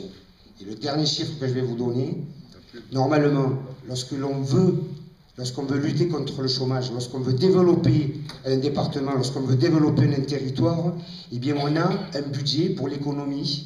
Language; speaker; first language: French; native; French